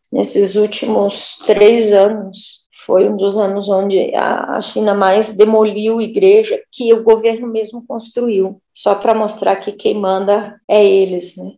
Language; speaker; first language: Portuguese; native; Portuguese